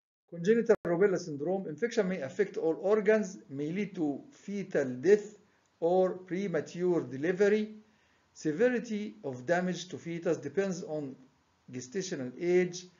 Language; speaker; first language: English; non-native, fluent; Arabic